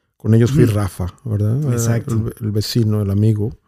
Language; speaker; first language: Spanish; native; Spanish